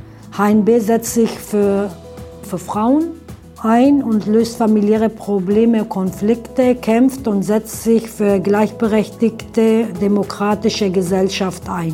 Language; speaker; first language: German; early bilingual, other home language; Aramaic